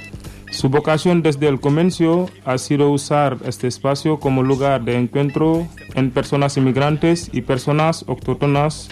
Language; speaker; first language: Spanish; non-native, learner; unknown